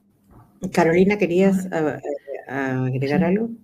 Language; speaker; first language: Spanish; native; Spanish